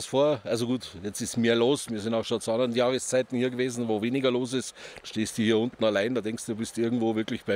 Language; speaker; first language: German; native; German